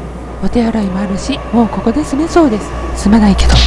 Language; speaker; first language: Japanese; native; Japanese